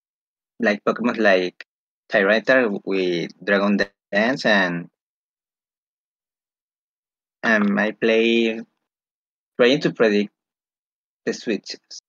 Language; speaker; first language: English; non-native, fluent; Spanish